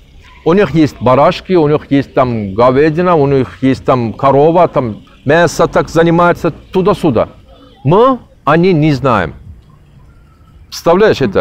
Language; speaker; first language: Russian; non-native, learner; Turkish